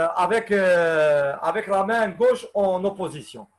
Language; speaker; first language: French; non-native, local second language; Arabic